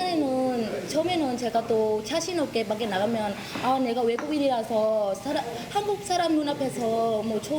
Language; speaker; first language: Korean; non-native, fluent; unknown